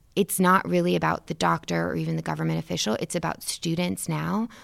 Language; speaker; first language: English; native; English